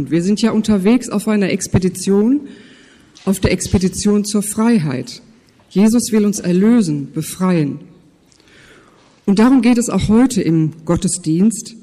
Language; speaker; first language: German; native; German